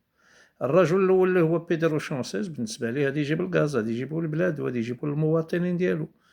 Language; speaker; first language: Arabic; native; Arabic